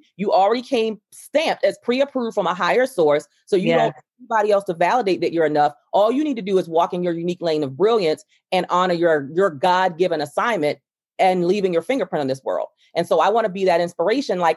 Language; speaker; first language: English; native; English